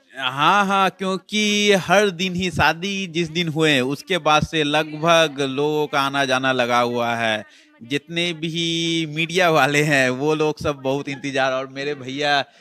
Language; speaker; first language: Hindi; native; Hindi